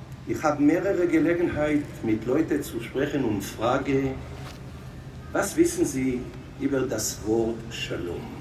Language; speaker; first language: German; non-native, fluent; Hebrew